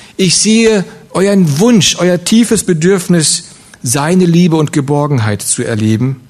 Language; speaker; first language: German; early bilingual, other home language; Russian